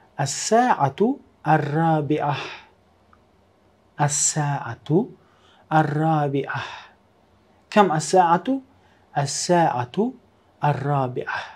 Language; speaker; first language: Arabic; non-native, fluent; Uzbek